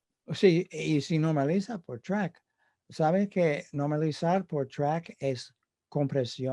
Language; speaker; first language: Spanish; non-native, fluent; English